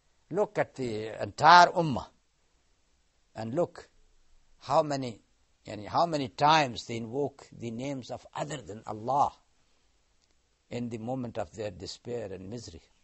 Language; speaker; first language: English; non-native, local second language; Urdu